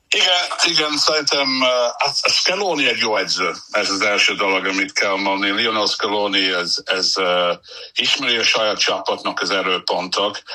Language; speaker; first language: Hungarian; non-native, fluent; English